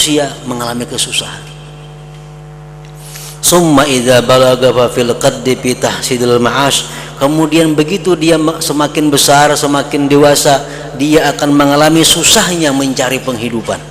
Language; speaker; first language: Indonesian; non-native, local second language; Banjar